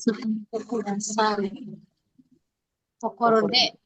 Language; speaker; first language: Japanese; non-native, learner; Indonesian